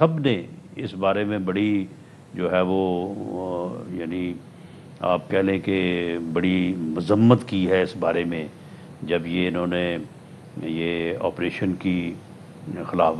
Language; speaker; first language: Urdu; non-native, local second language; Punjabi